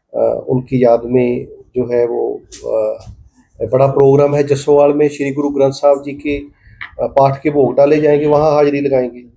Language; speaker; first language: Hindi; non-native, local second language; Punjabi